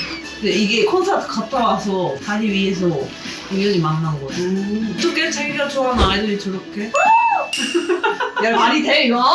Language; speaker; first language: Korean; non-native, fluent; Japanese